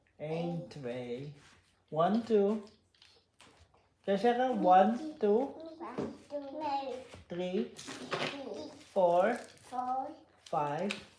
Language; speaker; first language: Dutch; non-native, fluent; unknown